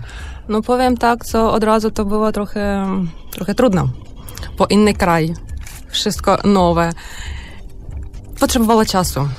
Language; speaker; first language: Polish; non-native, learner; Ukrainian